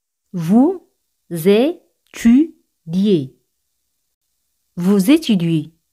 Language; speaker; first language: French; non-native, fluent; Spanish